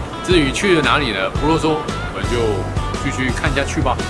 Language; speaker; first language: Chinese; native; Chinese